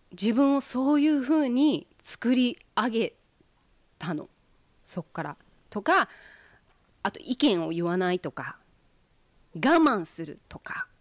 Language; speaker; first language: Japanese; early bilingual, heritage; Japanese